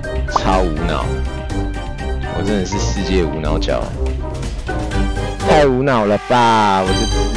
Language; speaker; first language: Chinese; native; Chinese